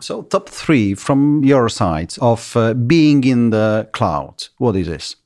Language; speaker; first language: English; non-native, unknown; Polish